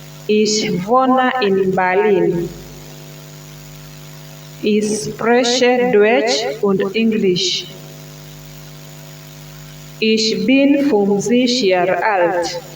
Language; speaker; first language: German; non-native, learner; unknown